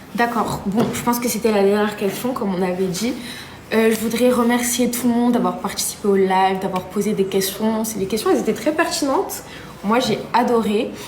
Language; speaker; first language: French; native; French